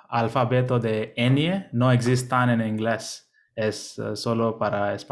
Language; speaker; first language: Spanish; non-native, learner; Hindi